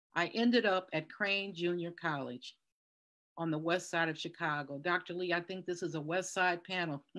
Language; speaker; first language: English; native; English